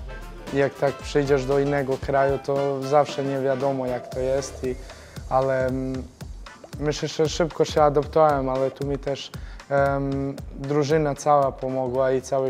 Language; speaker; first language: Polish; non-native, fluent; Serbian